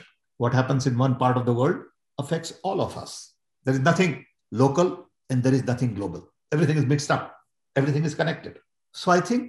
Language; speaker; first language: English; non-native, local second language; Gujarati